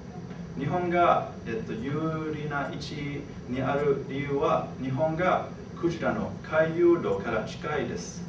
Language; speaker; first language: Japanese; non-native, fluent; English